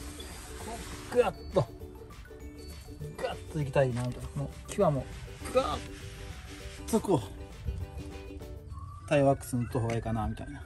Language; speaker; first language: Japanese; native; Japanese